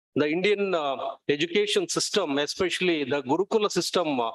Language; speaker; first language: English; non-native, local second language; Kannada